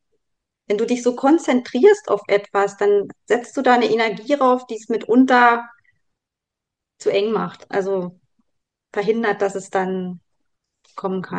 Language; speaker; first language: German; native; German